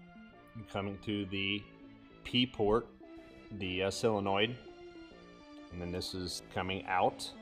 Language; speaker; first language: English; native; English